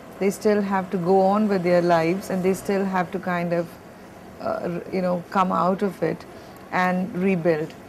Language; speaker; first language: English; non-native, local second language; Malayalam